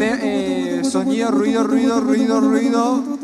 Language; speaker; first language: Spanish; native; Spanish